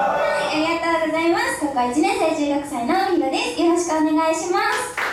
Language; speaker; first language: Japanese; native; Japanese